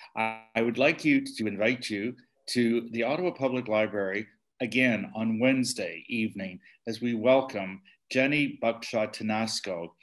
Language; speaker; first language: English; native; English